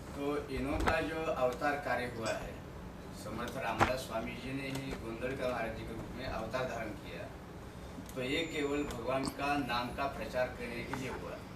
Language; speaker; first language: Hindi; non-native, local second language; Marathi